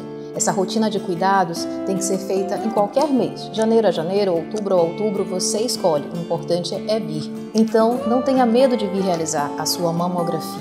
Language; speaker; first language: Portuguese; native; Portuguese